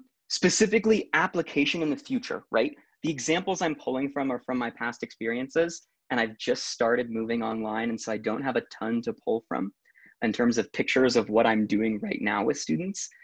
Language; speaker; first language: English; native; English